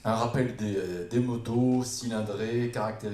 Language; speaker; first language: French; native; French